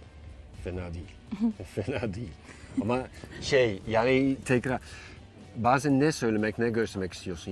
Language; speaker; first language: Turkish; non-native, fluent; Dutch